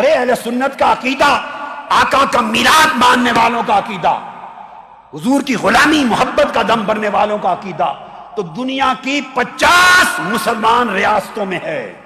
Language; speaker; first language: Urdu; non-native, local second language; Punjabi